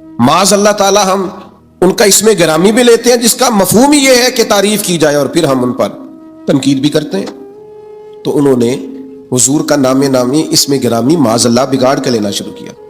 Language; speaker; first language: Urdu; native; Urdu